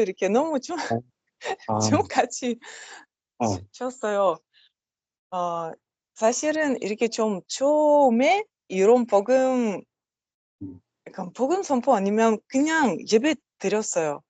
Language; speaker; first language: Korean; non-native, learner; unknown